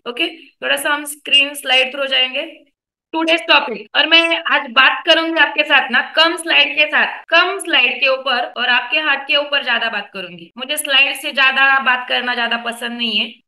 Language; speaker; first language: Hindi; non-native, local second language; Marathi